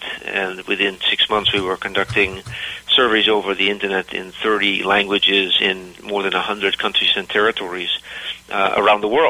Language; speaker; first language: English; native; English